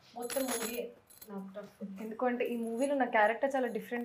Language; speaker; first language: Telugu; non-native, fluent; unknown